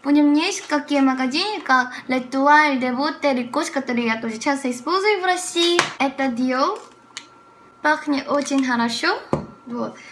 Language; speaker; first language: Russian; non-native, fluent; Korean